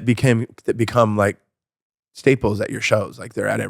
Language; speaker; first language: English; native; English